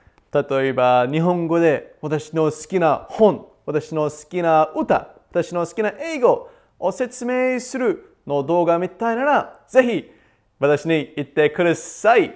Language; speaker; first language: Japanese; non-native, learner; English